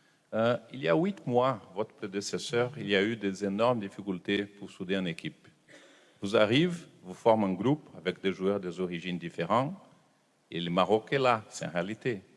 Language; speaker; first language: French; non-native, fluent; Portuguese